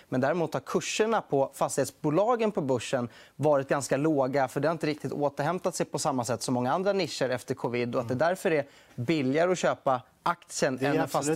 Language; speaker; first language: Swedish; native; Swedish